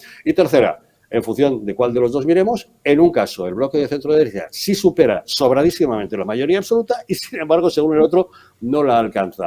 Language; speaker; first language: Spanish; native; Spanish